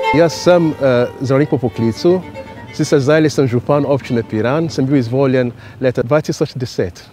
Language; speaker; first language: Slovenian; non-native, fluent; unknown